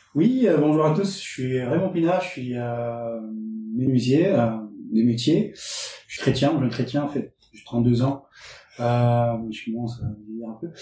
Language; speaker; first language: French; early bilingual, other home language; Spanish